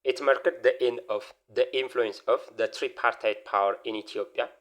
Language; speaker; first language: English; non-native, local second language; Amharic